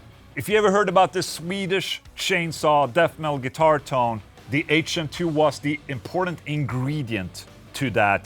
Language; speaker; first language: English; non-native, fluent; Swedish